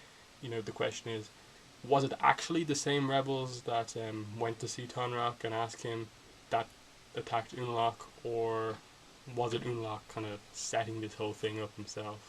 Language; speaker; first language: English; native; English